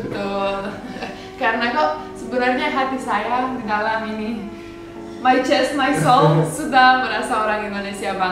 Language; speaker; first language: Indonesian; non-native, fluent; Romanian